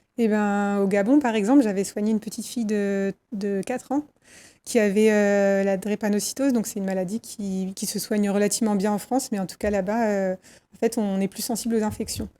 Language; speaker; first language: French; native; French